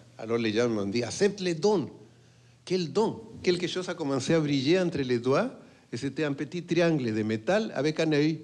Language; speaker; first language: French; non-native, fluent; Spanish